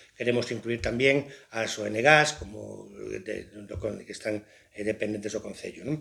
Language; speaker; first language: Galician; non-native, local second language; Spanish